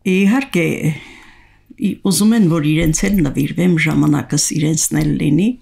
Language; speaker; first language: Armenian; native; Armenian